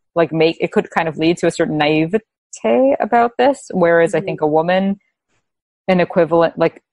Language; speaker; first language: English; native; English